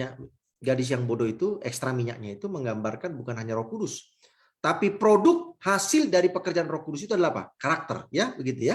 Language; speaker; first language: Indonesian; native; Indonesian